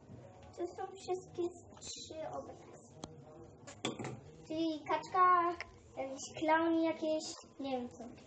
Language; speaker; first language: Polish; early bilingual, heritage; Polish